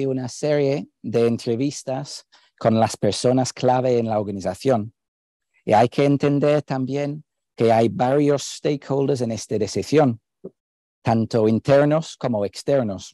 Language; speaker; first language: Spanish; non-native, fluent; English